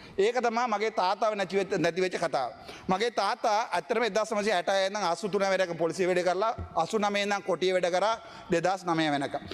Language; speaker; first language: Sinhala; non-native, local second language; Tamil